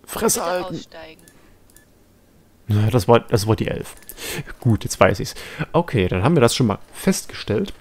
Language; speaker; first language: German; native; German